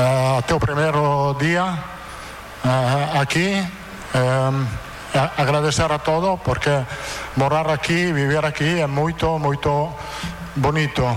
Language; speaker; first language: Portuguese; non-native, fluent; Italian